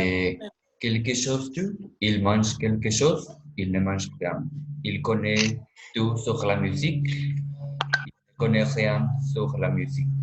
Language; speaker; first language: French; non-native, learner; Spanish